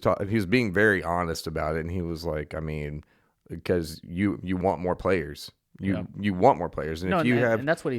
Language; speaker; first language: English; native; English